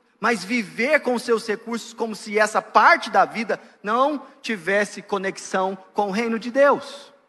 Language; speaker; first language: Portuguese; native; Portuguese